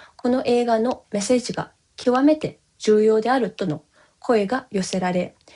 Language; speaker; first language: Japanese; non-native, fluent; Tibetan